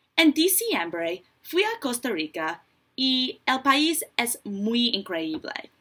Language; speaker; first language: Spanish; non-native, learner; English